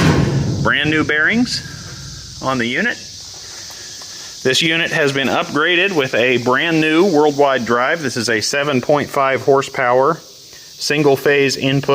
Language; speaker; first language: English; native; English